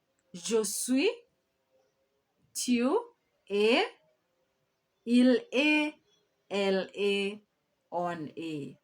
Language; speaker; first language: French; non-native, fluent; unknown